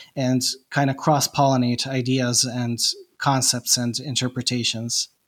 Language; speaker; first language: English; non-native, fluent; Bosnian